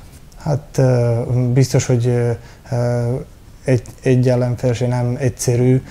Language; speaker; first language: Hungarian; early bilingual, heritage; Hungarian